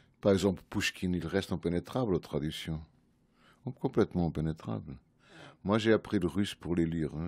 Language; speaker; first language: French; non-native, fluent; Portuguese